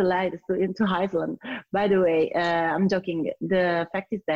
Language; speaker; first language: English; non-native, learner; Italian